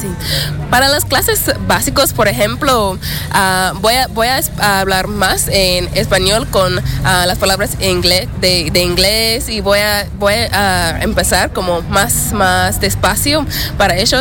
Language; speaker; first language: Spanish; non-native, learner; English